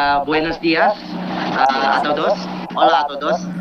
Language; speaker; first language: Spanish; non-native, learner; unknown